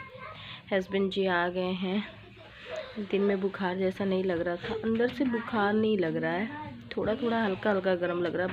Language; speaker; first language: Hindi; native; Hindi